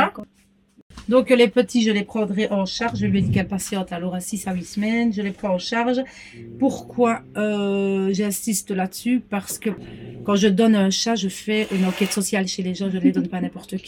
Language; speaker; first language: French; native; French